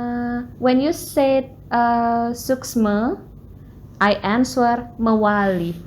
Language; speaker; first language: English; non-native, learner; Balinese